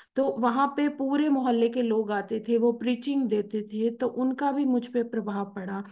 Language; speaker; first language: Hindi; native; Hindi